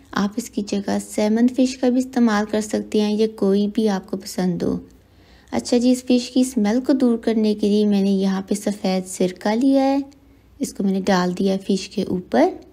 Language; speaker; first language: Hindi; native; Hindi